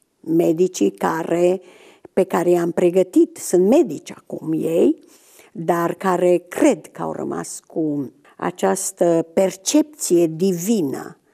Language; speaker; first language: Romanian; native; Romanian